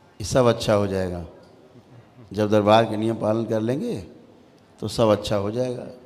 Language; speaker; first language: Hindi; native; Hindi